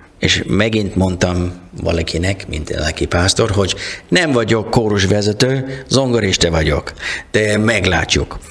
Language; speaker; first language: Hungarian; non-native, learner; English